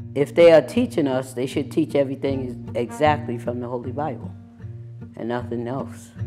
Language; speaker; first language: English; native; English